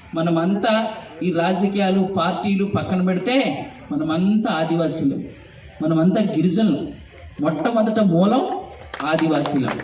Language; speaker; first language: Telugu; native; Telugu